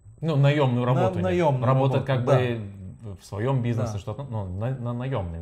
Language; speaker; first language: Russian; non-native, learner; Lithuanian